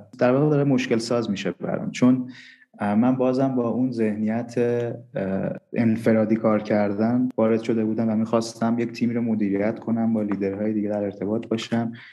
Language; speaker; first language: Persian; non-native, local second language; Armenian